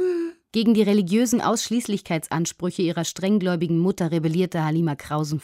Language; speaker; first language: German; native; German